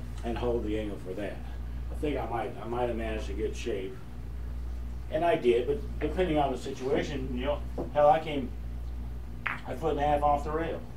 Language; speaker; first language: English; native; English